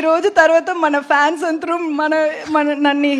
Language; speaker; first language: Telugu; non-native, learner; Tamil